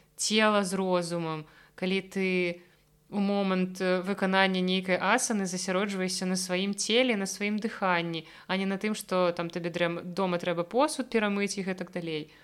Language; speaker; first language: Belarusian; non-native, local second language; Russian